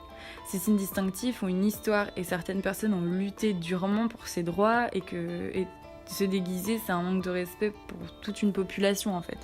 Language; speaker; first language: French; native; French